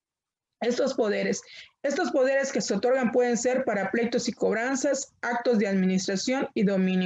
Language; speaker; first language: Spanish; native; Spanish